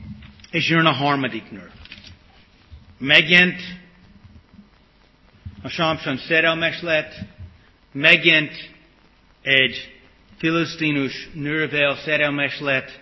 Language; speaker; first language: Hungarian; early bilingual, heritage; English